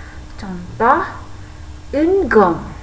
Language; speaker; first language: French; non-native, fluent; Indonesian